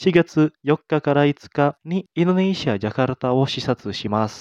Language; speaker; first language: Japanese; non-native, fluent; Indonesian